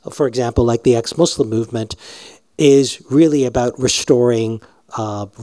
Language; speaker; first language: English; native; English